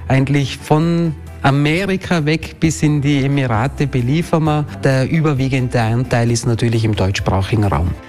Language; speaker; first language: German; native; German